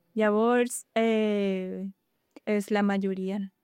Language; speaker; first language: Catalan; non-native, learner; Guarani